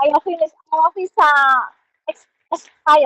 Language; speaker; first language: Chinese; non-native, learner; Indonesian